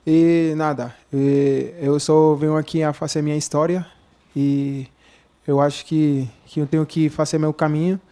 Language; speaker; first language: Portuguese; non-native, learner; Spanish